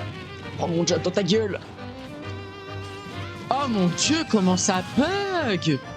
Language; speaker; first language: French; native; French